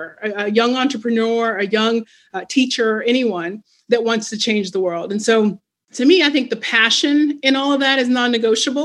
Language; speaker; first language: English; non-native, fluent; Spanish